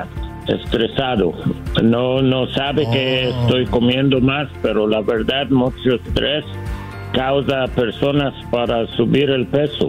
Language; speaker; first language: Spanish; non-native, learner; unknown